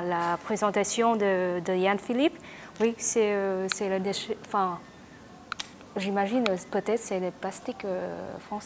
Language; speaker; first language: French; non-native, learner; Vietnamese